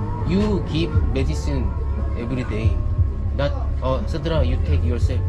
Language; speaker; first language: English; non-native, learner; Korean